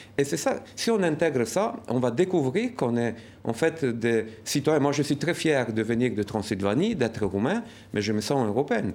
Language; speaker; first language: French; non-native, fluent; Romanian